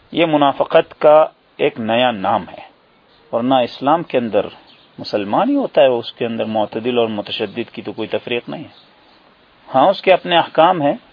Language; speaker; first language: Urdu; native; Urdu